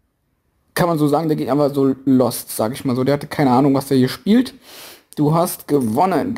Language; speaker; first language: German; native; German